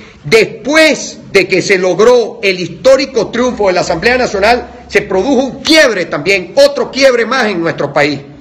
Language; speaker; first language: Spanish; native; Spanish